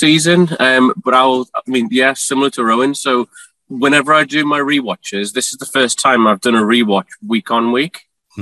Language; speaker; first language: English; native; English